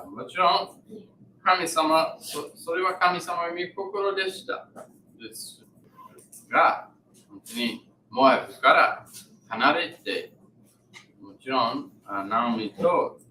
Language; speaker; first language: Japanese; non-native, learner; English